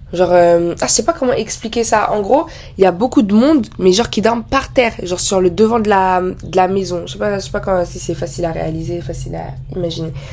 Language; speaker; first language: French; native; French